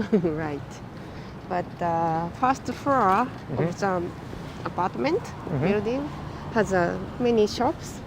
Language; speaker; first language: English; non-native, learner; Japanese